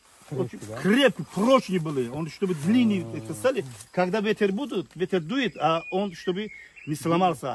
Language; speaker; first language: Russian; non-native, learner; Tajik